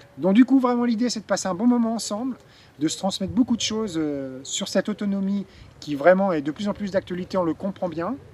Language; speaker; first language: French; native; French